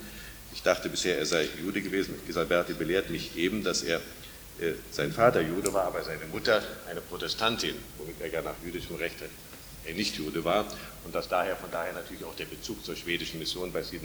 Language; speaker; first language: German; native; German